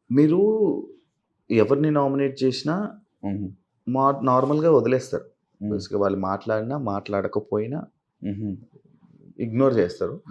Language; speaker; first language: Telugu; native; Telugu